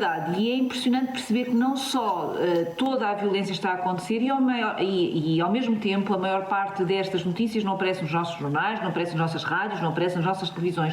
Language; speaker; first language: Portuguese; native; Portuguese